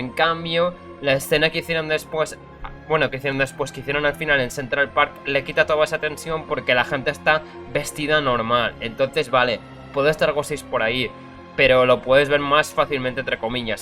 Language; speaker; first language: Spanish; native; Spanish